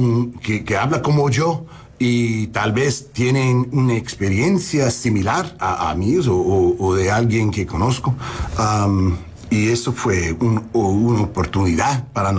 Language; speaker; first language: Spanish; non-native, learner; English